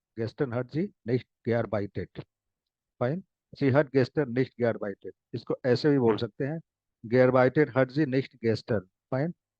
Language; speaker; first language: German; non-native, fluent; Hindi